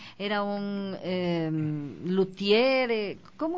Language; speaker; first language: Spanish; native; Spanish